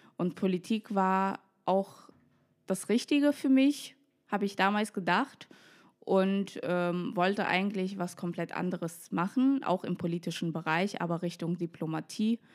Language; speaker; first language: German; non-native, fluent; Russian